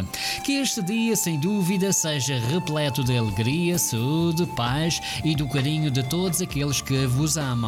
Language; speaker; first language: Portuguese; native; Portuguese